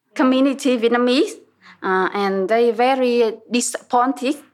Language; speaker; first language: English; non-native, learner; Vietnamese